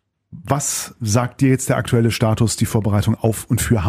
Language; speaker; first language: German; native; German